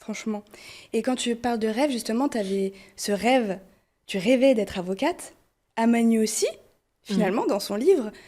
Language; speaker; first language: French; early bilingual, other home language; Portuguese